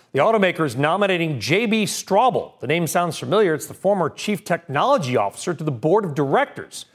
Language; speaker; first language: English; native; English